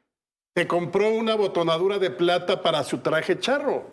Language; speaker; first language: Spanish; native; Spanish